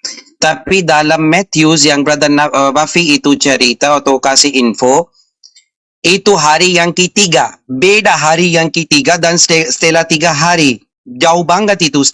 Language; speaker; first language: Indonesian; non-native, fluent; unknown